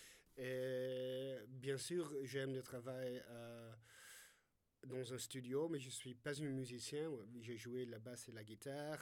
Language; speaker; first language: French; non-native, fluent; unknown